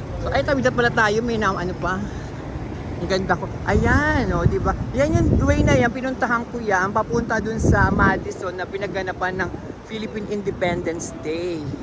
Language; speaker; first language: Filipino; native; Filipino